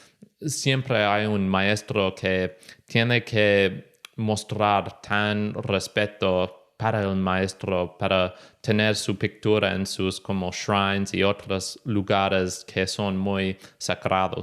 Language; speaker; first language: Spanish; non-native, fluent; English